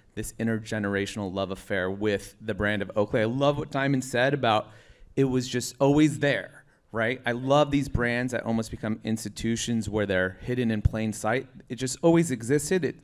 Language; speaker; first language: English; native; English